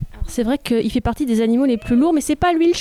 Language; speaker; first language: French; native; French